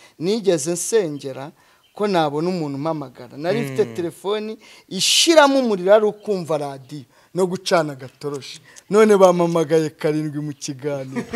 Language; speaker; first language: Kinyarwanda; native; Kinyarwanda